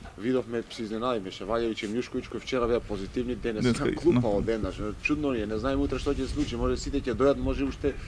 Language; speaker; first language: Macedonian; native; Macedonian